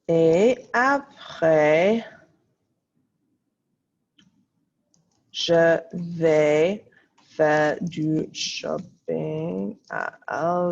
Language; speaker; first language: French; non-native, fluent; English